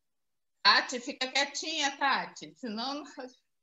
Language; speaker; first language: Portuguese; native; Portuguese